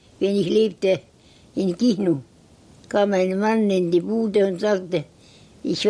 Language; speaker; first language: German; non-native, learner; Estonian